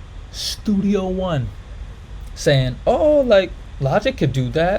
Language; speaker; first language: English; native; English